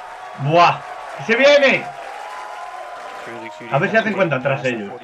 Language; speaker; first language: Spanish; native; Spanish